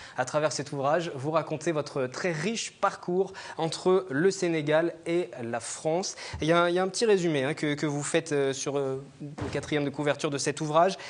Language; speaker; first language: French; native; French